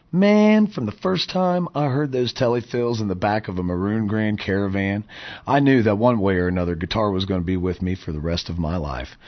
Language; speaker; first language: English; native; English